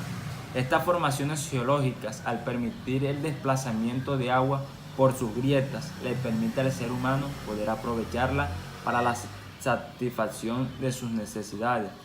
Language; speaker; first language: Spanish; native; Spanish